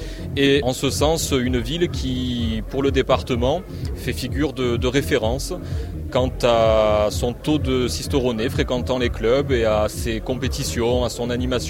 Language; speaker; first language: French; native; French